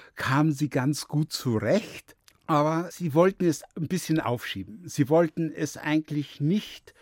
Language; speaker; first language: German; early bilingual, other home language; Yiddish